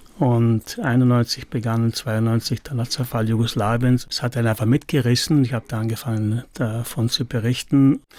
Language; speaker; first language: German; native; German